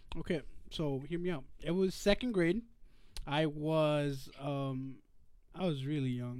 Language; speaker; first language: English; early bilingual, other home language; Spanish